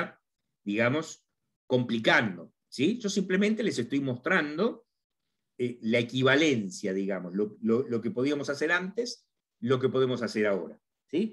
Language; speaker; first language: Spanish; native; Spanish